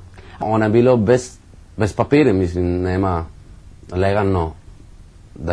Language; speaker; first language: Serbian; non-native, learner; Spanish